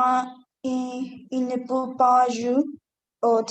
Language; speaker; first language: French; non-native, learner; Spanish